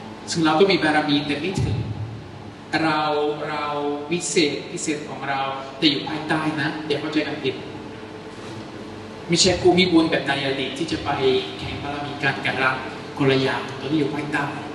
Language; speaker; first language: Thai; non-native, fluent; Italian